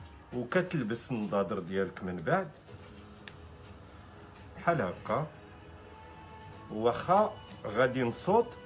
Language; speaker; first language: Arabic; native; Arabic